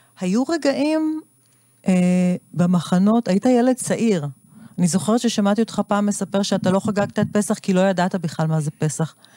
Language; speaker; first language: Hebrew; native; Hebrew